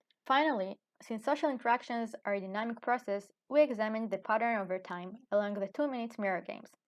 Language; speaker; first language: English; non-native, fluent; Hebrew